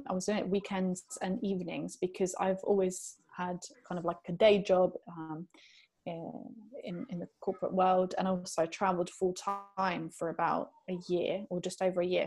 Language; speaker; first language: English; early bilingual, other home language; Italian